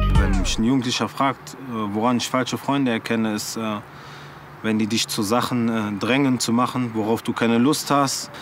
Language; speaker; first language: German; early bilingual, other home language; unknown